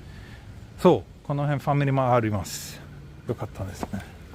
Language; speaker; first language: Japanese; non-native, fluent; Swedish